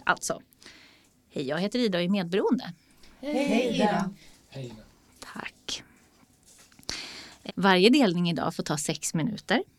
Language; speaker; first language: Swedish; native; Swedish